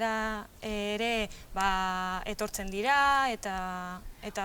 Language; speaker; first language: Basque; non-native, local second language; Spanish